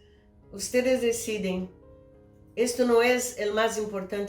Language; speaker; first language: Spanish; non-native, fluent; Portuguese